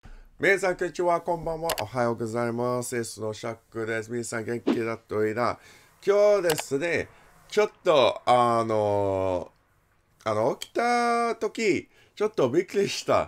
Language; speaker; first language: Japanese; non-native, learner; English